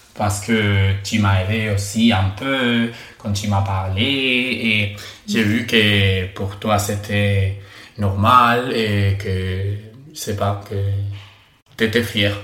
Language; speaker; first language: French; non-native, learner; Spanish